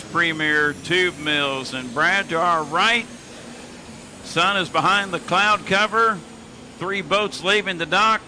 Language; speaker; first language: English; native; English